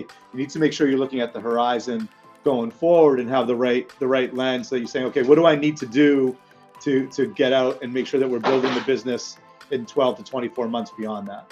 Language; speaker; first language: English; native; English